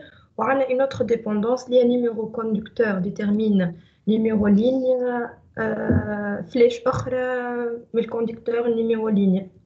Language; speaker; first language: French; non-native, local second language; Arabic